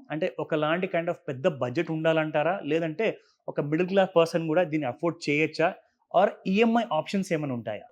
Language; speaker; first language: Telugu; native; Telugu